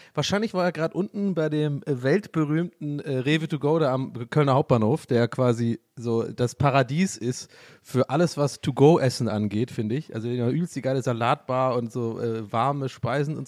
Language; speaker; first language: German; native; German